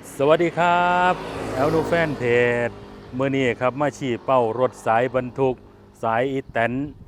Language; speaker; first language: Thai; native; Thai